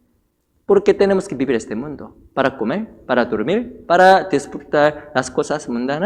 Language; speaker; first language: Spanish; non-native, fluent; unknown